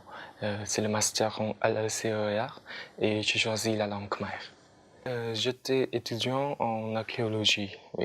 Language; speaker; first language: French; non-native, fluent; Khmer